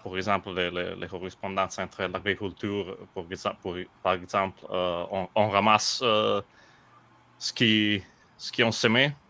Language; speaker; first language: French; non-native, fluent; Italian